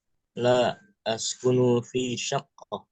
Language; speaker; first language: Arabic; non-native, learner; Indonesian